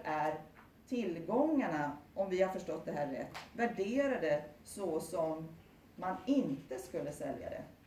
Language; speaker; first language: Swedish; native; Swedish